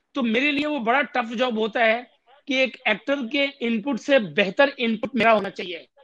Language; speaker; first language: Hindi; native; Hindi